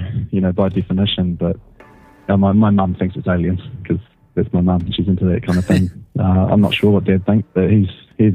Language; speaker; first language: English; native; English